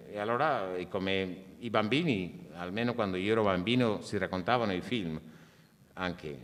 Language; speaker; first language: Italian; non-native, fluent; Spanish